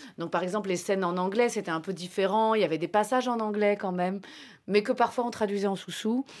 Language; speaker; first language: French; native; French